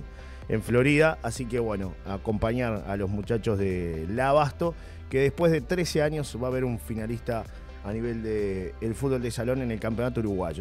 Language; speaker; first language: Spanish; native; Spanish